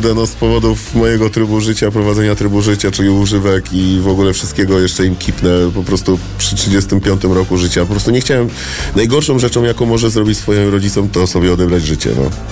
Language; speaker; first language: Polish; native; Polish